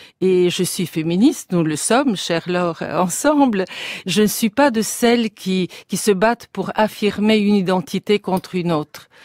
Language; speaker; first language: French; non-native, fluent; Bulgarian